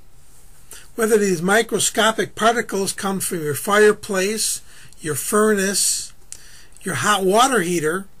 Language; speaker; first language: English; native; English